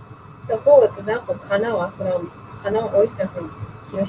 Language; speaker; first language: English; non-native, learner; Japanese